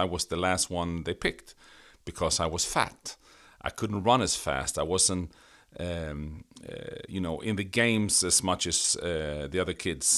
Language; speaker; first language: English; non-native, fluent; Swedish